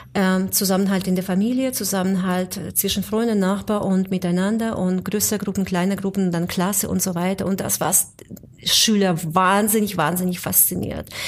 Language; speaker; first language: German; non-native, fluent; Ukrainian